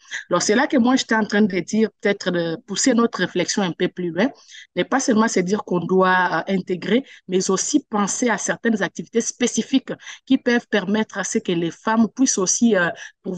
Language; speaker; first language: French; non-native, local second language; Swahili